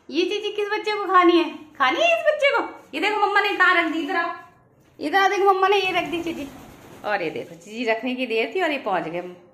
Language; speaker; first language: Hindi; native; Hindi